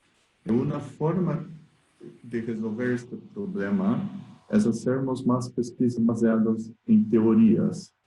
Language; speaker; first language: Spanish; non-native, learner; Portuguese